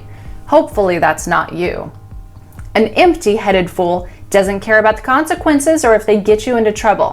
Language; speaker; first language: English; native; English